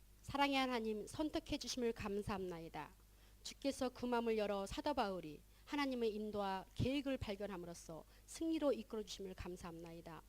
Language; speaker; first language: Korean; native; Korean